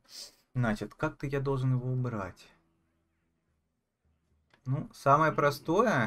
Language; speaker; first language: Russian; native; Russian